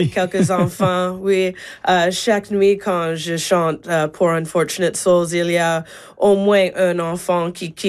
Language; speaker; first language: French; non-native, learner; English